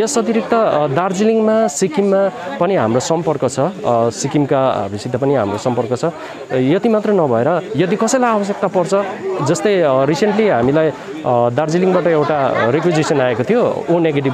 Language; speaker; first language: Nepali; native; Nepali